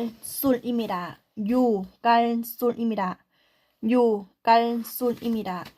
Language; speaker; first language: Korean; non-native, learner; Thai